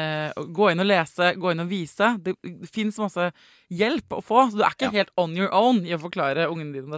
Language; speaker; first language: Norwegian; native; Norwegian